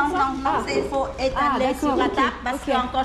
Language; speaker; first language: French; non-native, learner; Vietnamese